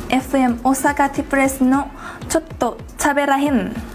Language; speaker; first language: Japanese; non-native, learner; Korean